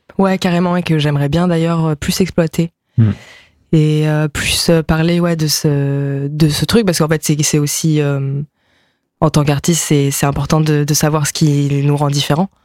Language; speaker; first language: French; early bilingual, other home language; Japanese